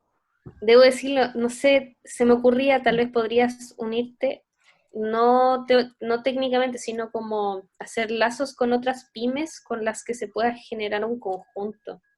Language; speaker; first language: Spanish; native; Spanish